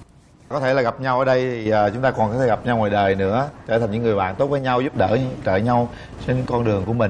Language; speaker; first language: Vietnamese; native; Vietnamese